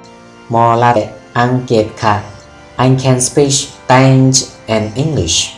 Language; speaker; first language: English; non-native, learner; Shan